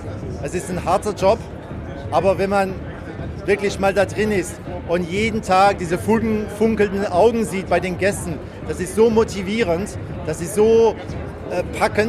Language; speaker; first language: German; native; German